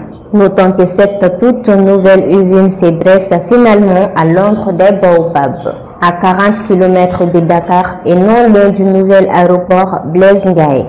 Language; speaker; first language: French; non-native, local second language; Bambara